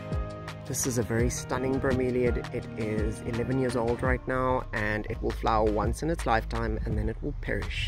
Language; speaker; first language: English; native; English